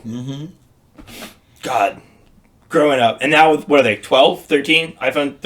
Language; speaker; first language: English; native; English